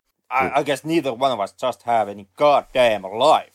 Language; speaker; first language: English; non-native, fluent; Finnish